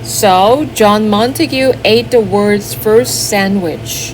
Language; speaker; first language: English; non-native, fluent; Korean